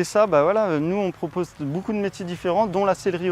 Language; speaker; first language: French; native; French